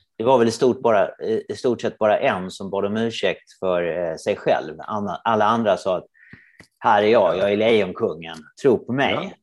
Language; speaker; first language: Swedish; native; Swedish